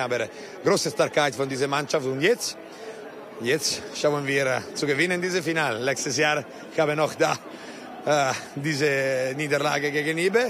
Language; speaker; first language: German; non-native, local second language; Italian